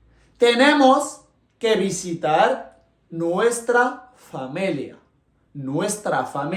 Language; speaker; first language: Spanish; non-native, local second language; Arabic